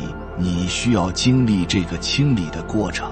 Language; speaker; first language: Chinese; native; Chinese